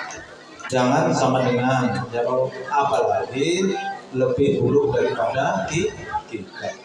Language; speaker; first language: Indonesian; non-native, local second language; Banjar